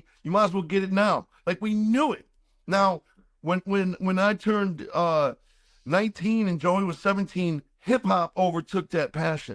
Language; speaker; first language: English; native; English